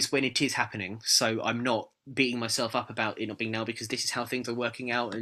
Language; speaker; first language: English; native; English